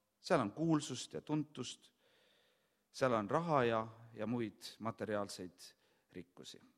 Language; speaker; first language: Estonian; native; Estonian